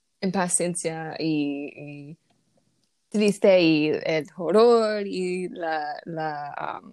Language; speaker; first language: Spanish; non-native, learner; English